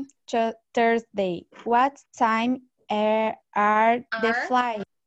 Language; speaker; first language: English; non-native, learner; Portuguese